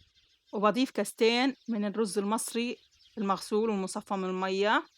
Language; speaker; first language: Arabic; native; Arabic